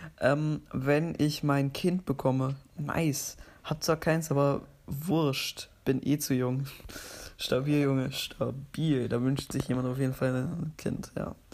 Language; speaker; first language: German; native; German